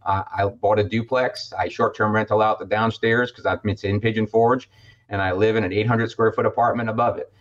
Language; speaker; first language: English; native; English